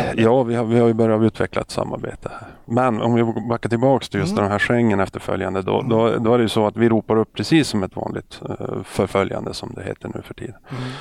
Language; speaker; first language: Swedish; native; Swedish